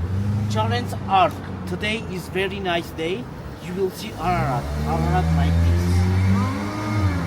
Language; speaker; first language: English; non-native, learner; Armenian